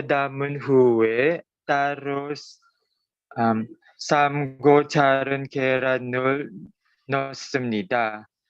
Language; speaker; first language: Korean; non-native, learner; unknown